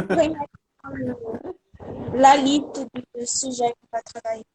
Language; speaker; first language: French; non-native, learner; Portuguese